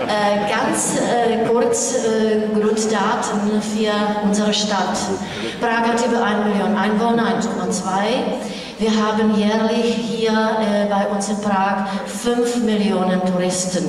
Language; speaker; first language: German; non-native, fluent; Czech